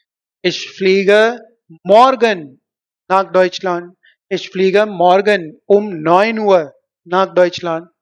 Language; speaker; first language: German; non-native, learner; Hindi